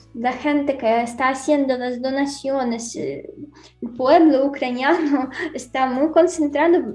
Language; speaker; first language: Spanish; non-native, learner; Ukrainian